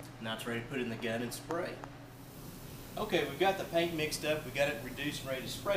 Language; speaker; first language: English; native; English